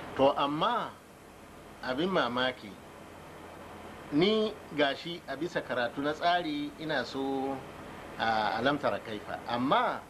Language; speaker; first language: Hausa; non-native, local second language; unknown